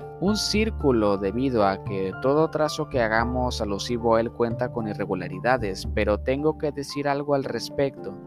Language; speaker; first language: Spanish; native; Spanish